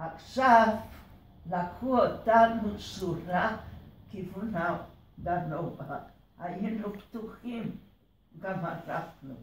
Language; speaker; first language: Hebrew; early bilingual, other home language; Hungarian